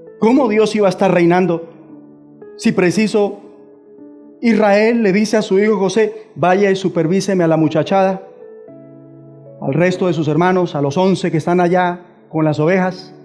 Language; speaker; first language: Spanish; native; Spanish